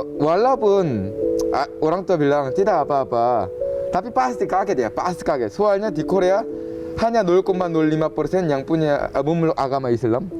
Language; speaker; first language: Indonesian; non-native, fluent; Korean